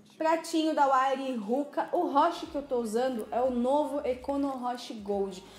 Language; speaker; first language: Portuguese; native; Portuguese